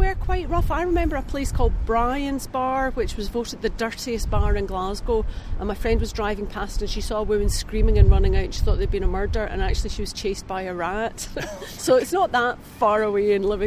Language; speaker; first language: English; native; English